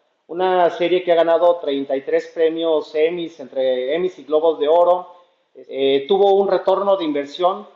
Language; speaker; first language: Spanish; native; Spanish